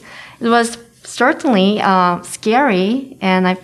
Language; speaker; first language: English; non-native, fluent; Korean